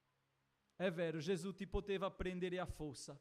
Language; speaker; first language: Italian; non-native, fluent; Portuguese